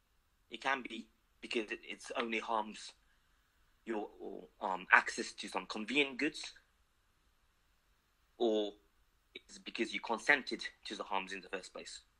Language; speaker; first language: English; non-native, fluent; Japanese